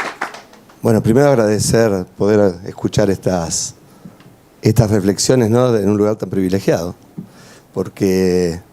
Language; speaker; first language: Spanish; native; Spanish